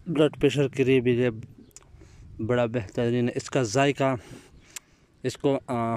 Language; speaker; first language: Urdu; non-native, local second language; Pashto